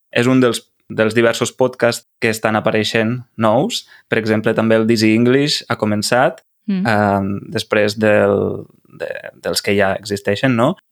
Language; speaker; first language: Catalan; native; Catalan